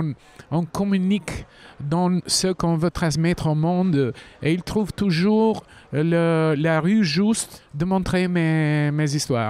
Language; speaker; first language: French; non-native, fluent; Albanian